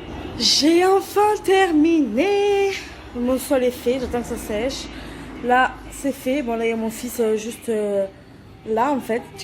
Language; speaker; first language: French; native; French